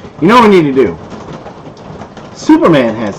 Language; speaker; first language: English; native; English